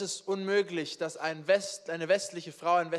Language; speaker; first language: German; native; German